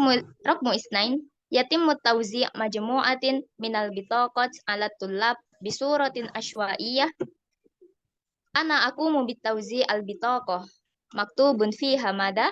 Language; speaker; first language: Arabic; non-native, learner; Indonesian